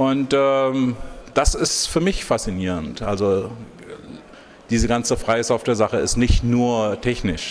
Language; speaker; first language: German; non-native, fluent; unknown